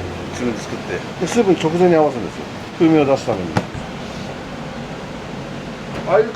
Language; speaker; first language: Japanese; native; Japanese